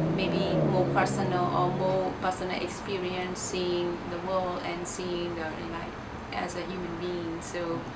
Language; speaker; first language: English; non-native, learner; Burmese